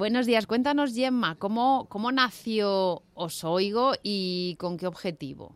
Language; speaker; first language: Spanish; native; Spanish